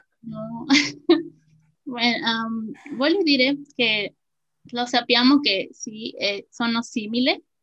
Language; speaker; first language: Italian; non-native, fluent; Spanish